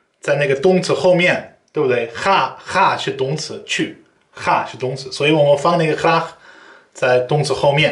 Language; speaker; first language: Chinese; non-native, fluent; Dutch